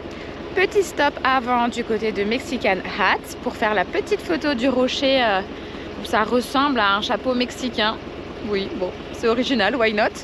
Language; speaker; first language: French; native; French